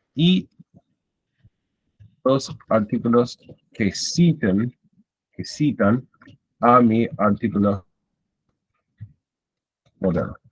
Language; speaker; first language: Spanish; non-native, fluent; English